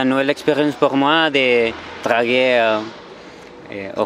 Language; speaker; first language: French; non-native, learner; Spanish